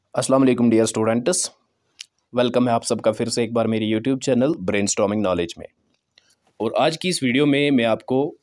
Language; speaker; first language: Urdu; non-native, local second language; Pahari-Potwari